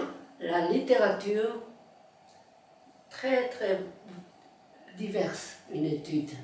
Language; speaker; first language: French; non-native, fluent; Korean